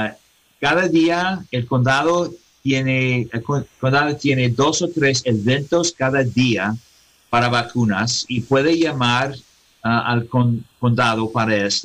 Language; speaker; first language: Spanish; non-native, learner; English